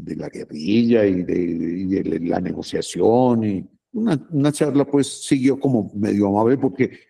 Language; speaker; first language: Spanish; native; Spanish